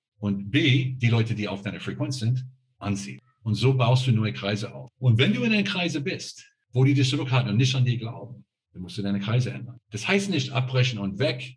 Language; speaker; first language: German; non-native, fluent; English